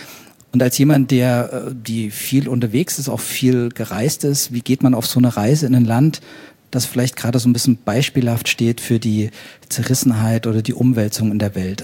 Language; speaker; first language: German; native; German